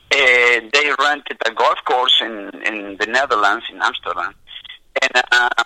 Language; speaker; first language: English; non-native, fluent; Spanish